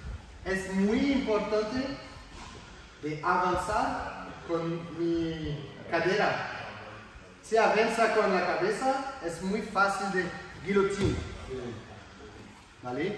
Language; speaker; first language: Spanish; non-native, learner; French